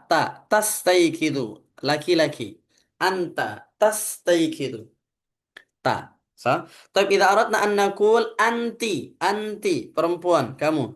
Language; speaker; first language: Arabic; non-native, fluent; Indonesian